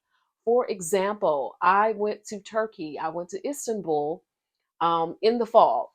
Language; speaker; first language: English; native; English